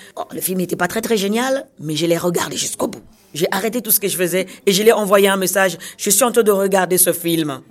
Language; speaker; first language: French; non-native, local second language; Kongo